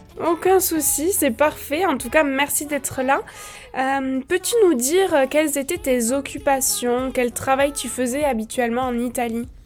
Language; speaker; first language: French; native; French